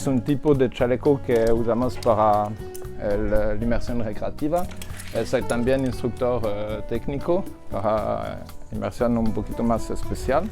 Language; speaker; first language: Spanish; non-native, learner; French